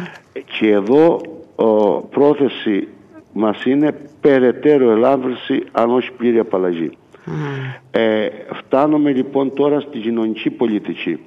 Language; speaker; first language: Greek; native; Greek